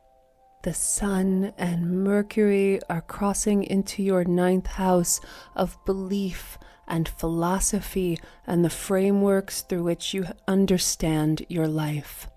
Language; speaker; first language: English; native; English